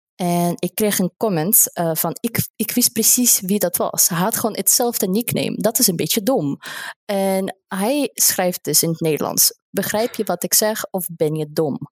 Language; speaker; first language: Dutch; non-native, fluent; Russian